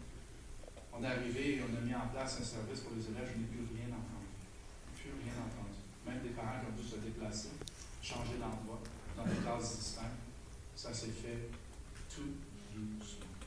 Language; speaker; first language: French; native; French